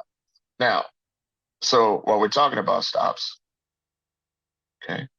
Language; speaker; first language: English; native; English